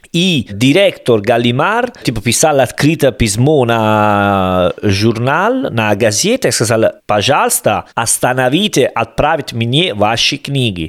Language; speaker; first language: Russian; non-native, learner; Italian